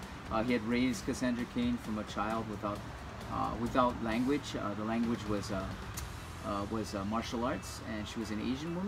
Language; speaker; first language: English; native; English